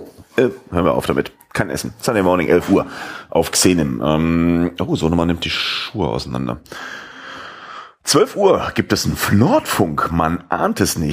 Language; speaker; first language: German; native; German